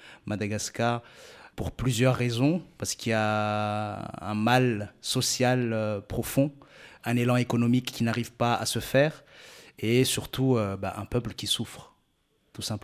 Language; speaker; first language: French; non-native, local second language; Malagasy